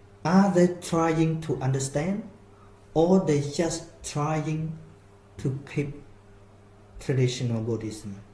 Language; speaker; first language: English; non-native, fluent; Khmer